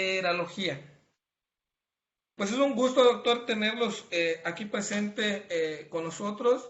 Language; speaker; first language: Spanish; native; Spanish